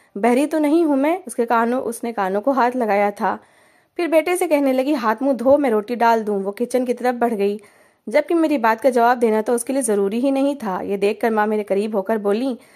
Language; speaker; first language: Hindi; native; Hindi